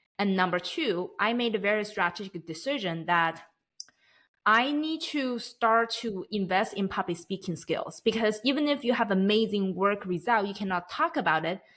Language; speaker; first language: English; non-native, fluent; Chinese